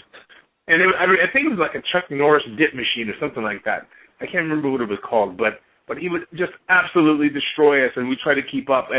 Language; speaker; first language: English; native; English